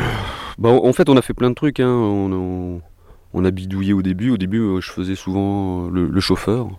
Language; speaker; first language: French; native; French